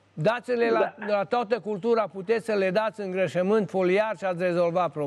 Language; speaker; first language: Romanian; native; Romanian